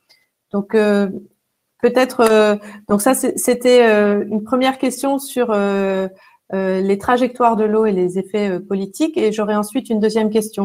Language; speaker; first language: French; native; French